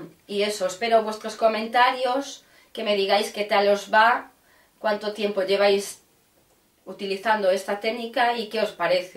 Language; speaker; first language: Spanish; native; Spanish